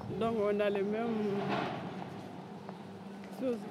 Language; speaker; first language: French; non-native, learner; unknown